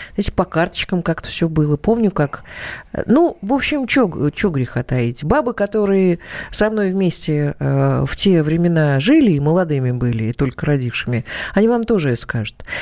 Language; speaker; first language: Russian; native; Russian